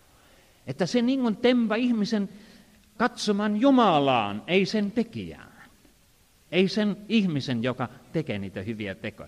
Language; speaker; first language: Finnish; non-native, fluent; Estonian